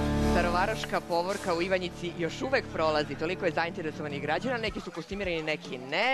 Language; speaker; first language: Serbian; native; Serbian